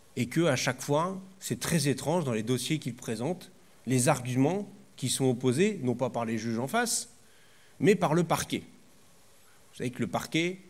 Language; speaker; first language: French; native; French